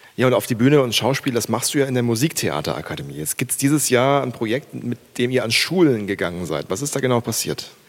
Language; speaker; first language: German; native; German